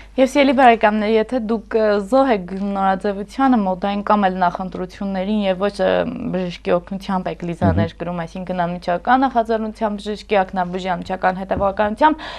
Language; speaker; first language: Armenian; native; Armenian